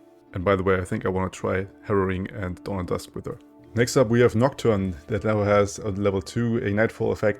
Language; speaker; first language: English; non-native, fluent; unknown